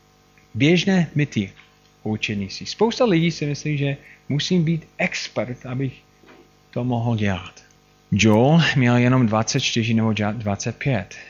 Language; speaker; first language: Czech; non-native, fluent; English